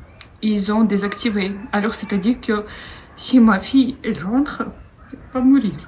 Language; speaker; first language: French; non-native, fluent; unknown